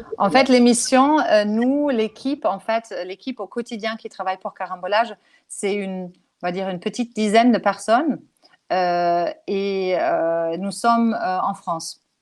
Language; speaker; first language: French; non-native, fluent; German